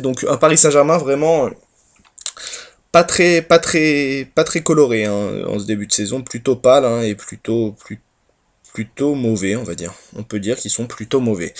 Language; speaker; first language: French; native; French